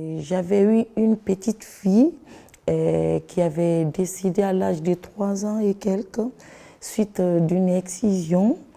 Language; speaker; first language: French; non-native, local second language; Fula